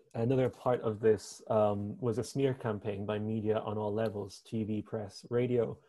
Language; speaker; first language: English; native; English